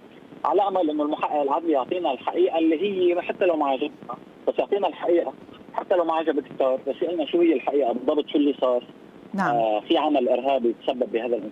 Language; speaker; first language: Arabic; native; Arabic